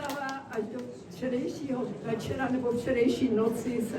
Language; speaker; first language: Czech; native; Czech